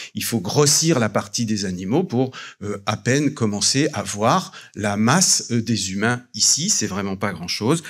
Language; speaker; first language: French; native; French